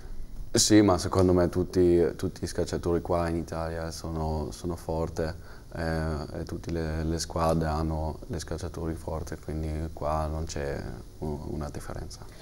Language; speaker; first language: Italian; non-native, learner; German